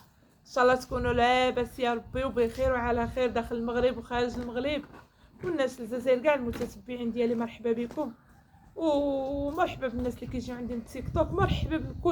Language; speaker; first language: Arabic; native; Arabic